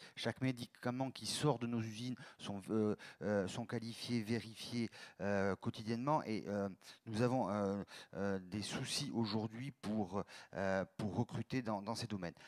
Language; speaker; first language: French; native; French